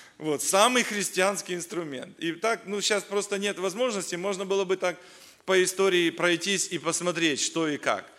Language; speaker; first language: Russian; native; Russian